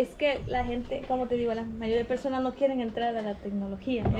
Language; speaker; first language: Spanish; native; Spanish